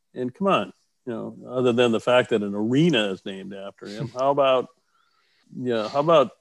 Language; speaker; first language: English; native; English